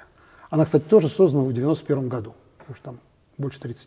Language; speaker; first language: Russian; native; Russian